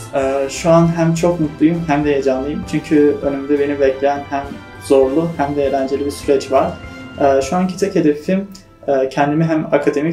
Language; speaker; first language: Turkish; native; Turkish